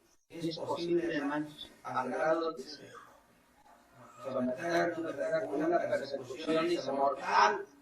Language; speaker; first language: Spanish; native; Spanish